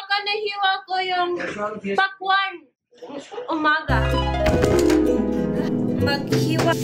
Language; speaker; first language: Filipino; early bilingual, heritage; English